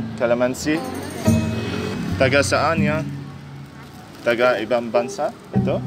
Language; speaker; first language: Filipino; non-native, learner; Arabic